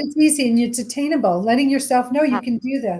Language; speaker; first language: English; native; English